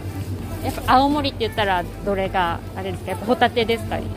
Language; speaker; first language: Japanese; native; Japanese